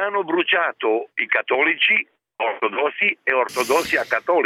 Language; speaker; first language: Italian; non-native, fluent; Serbian